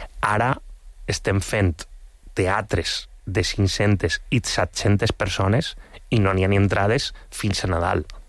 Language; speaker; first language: Catalan; non-native, local second language; Spanish